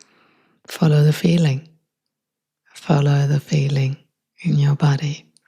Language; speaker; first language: English; non-native, fluent; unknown